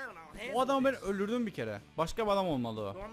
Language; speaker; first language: Turkish; native; Turkish